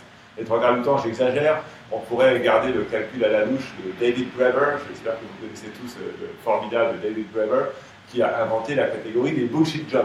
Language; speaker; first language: French; native; French